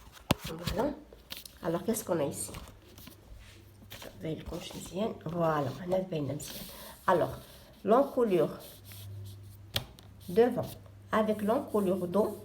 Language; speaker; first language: French; non-native, local second language; Arabic